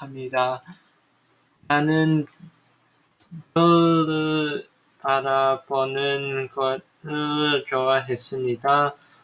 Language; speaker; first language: Korean; non-native, learner; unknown